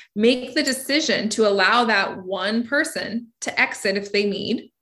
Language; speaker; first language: English; native; English